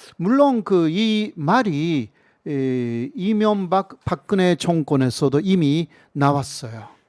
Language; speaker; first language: Korean; non-native, fluent; Japanese